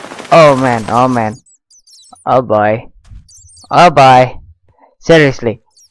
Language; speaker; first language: English; non-native, learner; Indonesian